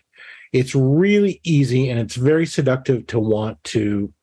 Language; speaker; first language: English; native; English